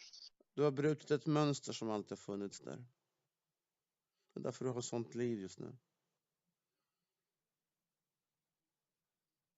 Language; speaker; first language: Swedish; early bilingual, other home language; Polish